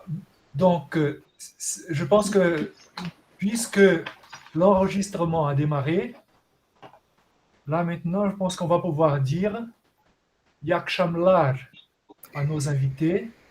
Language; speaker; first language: French; non-native, fluent; Portuguese